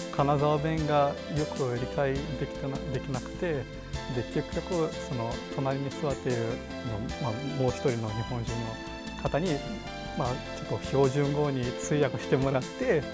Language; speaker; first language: Japanese; non-native, fluent; Portuguese